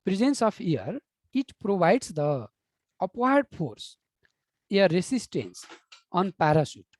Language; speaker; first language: English; non-native, local second language; Nepali